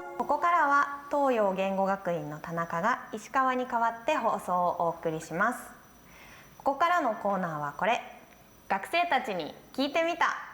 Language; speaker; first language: Japanese; native; Japanese